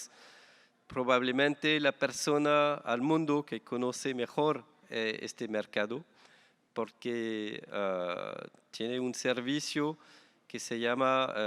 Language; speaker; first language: Spanish; non-native, fluent; French